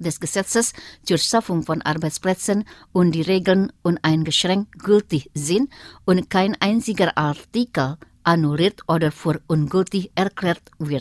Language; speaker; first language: German; non-native, fluent; Indonesian